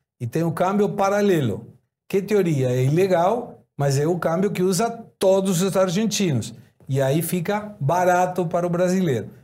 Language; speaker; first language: Portuguese; non-native, fluent; Spanish